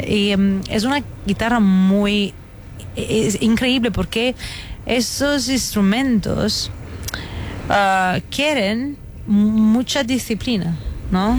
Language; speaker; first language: Spanish; non-native, fluent; Italian